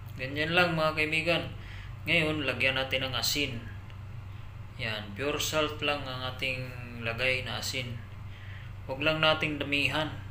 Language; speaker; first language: Filipino; non-native, local second language; Cebuano